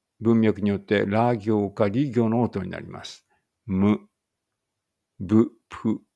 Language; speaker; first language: Japanese; native; Japanese